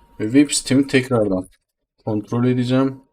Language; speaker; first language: Turkish; native; Turkish